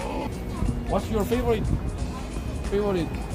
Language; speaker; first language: English; non-native, learner; Korean